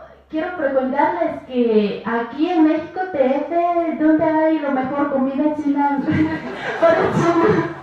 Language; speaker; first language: Spanish; non-native, learner; Chinese